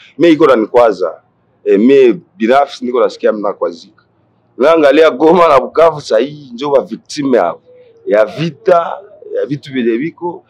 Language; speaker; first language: Swahili; native; Swahili